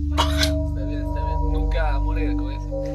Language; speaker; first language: Spanish; non-native, learner; French